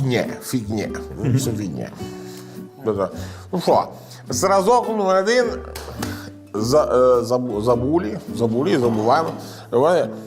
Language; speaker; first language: Ukrainian; non-native, learner; Italian